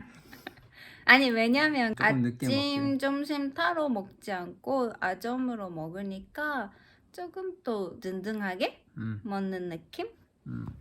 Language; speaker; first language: Korean; non-native, fluent; Japanese